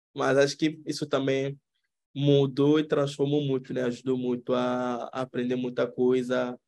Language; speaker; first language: Portuguese; non-native, fluent; French